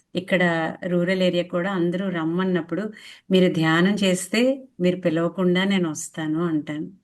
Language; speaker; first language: Telugu; native; Telugu